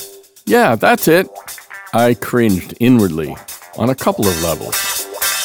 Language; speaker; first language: English; native; English